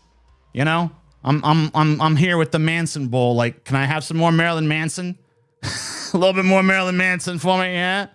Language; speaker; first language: English; native; English